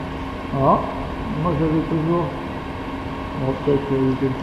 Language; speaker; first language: French; native; French